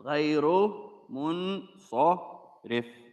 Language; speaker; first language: Arabic; non-native, fluent; English